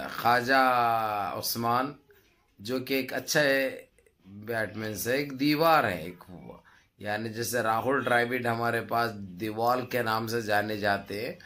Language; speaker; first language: Urdu; native; Urdu